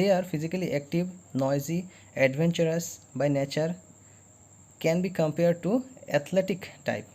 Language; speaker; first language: English; non-native, local second language; Assamese